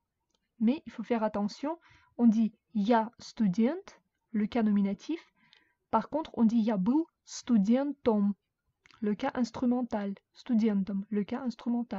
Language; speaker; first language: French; non-native, fluent; Russian